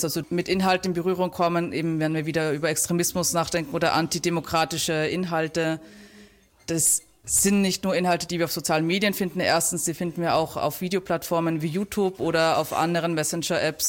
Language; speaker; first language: German; native; German